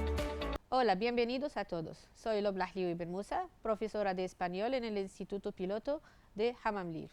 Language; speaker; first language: Spanish; non-native, fluent; Arabic